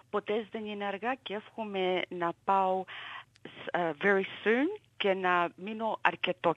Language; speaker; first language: Greek; early bilingual, heritage; Greek